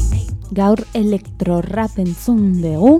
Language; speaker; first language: Basque; non-native, learner; Spanish